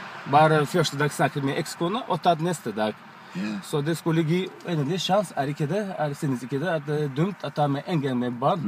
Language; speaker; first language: Norwegian; non-native, learner; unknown